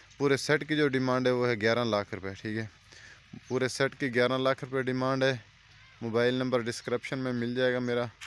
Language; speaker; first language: Urdu; non-native, local second language; Punjabi